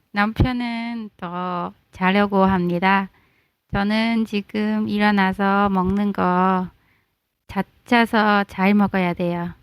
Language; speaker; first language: Korean; non-native, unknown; Vietnamese